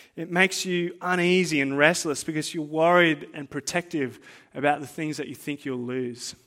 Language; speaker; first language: English; native; English